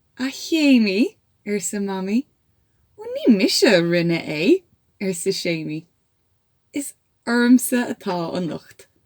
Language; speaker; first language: Irish; native; Irish